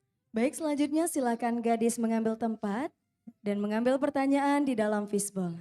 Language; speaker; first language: Indonesian; native; Indonesian